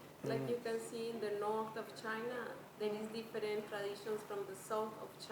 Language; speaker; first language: English; non-native, fluent; Spanish